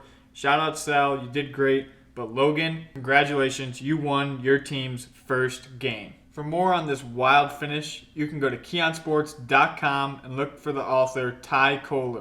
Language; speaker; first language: English; native; English